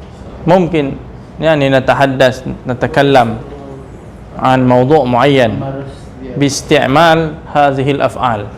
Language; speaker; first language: Arabic; non-native, fluent; Indonesian